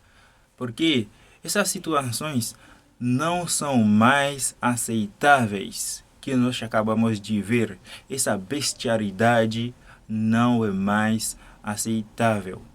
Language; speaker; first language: Portuguese; non-native, fluent; Haitian Creole